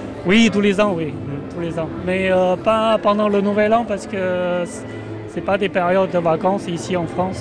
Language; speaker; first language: French; non-native, fluent; Chinese